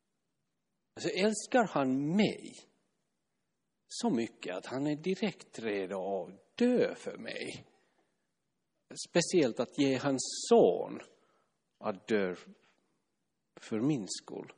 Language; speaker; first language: Swedish; non-native, fluent; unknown